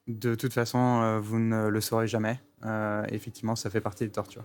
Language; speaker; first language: French; native; French